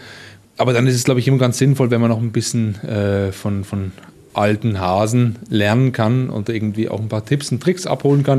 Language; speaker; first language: German; native; German